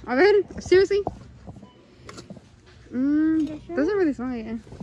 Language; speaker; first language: English; early bilingual, other home language; Spanish